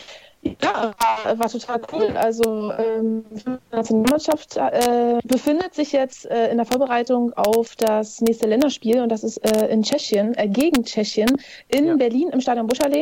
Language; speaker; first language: German; native; German